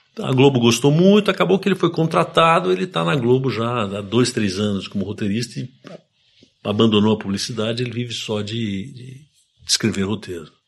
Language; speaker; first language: Portuguese; native; Portuguese